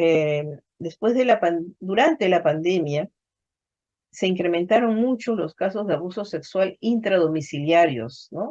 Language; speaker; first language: Spanish; native; Spanish